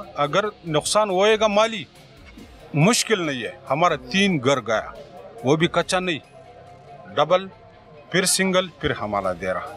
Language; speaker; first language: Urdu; non-native, local second language; Pashto